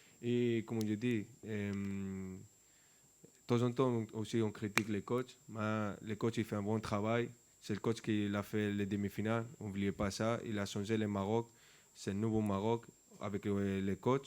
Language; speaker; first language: French; non-native, fluent; Spanish